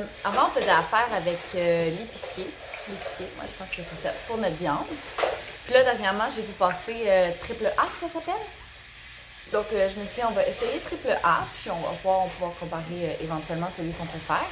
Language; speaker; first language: French; native; French